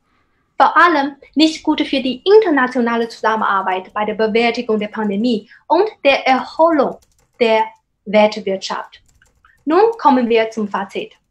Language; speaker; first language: German; non-native, fluent; Chinese